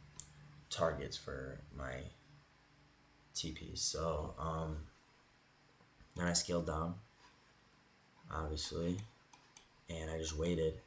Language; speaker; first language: English; native; English